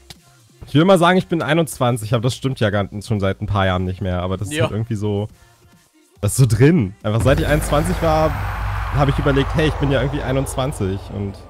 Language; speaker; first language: German; native; German